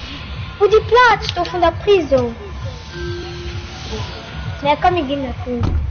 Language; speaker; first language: German; non-native, learner; Portuguese